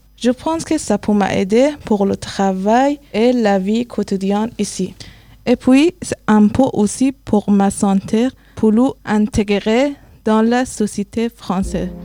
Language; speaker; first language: French; non-native, learner; Persian